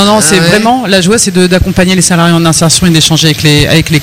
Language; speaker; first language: French; native; French